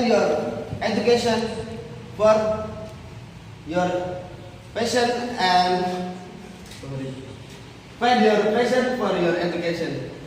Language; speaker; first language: English; non-native, learner; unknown